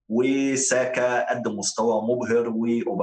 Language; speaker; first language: Arabic; native; Arabic